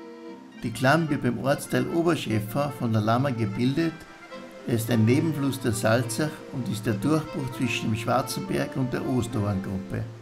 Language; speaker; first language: German; native; German